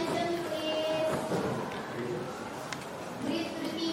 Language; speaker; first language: English; non-native, learner; Indonesian